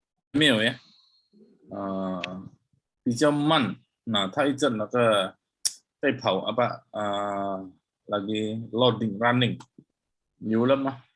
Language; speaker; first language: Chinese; early bilingual, heritage; Chinese